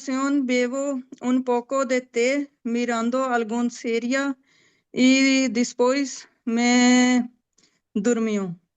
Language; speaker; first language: Spanish; non-native, learner; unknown